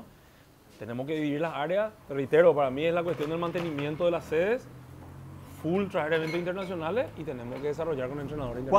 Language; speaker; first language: Spanish; native; Spanish